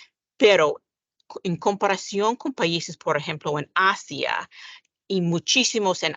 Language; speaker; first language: Spanish; non-native, fluent; English